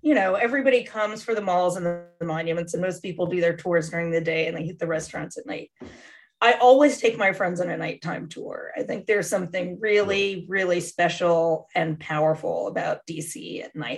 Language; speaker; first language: English; native; English